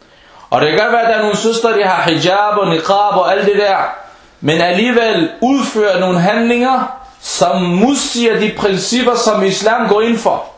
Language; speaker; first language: Danish; non-native, fluent; Arabic